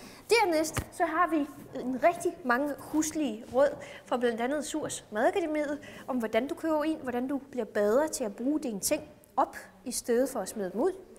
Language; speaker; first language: Danish; non-native, fluent; Russian